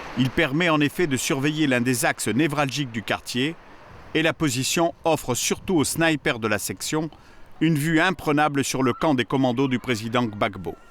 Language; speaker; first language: French; native; French